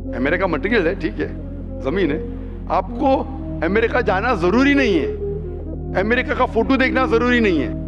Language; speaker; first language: Hindi; non-native, local second language; Urdu